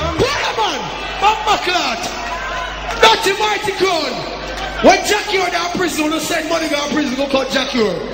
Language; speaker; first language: English; non-native, local second language; Jamaican Creole English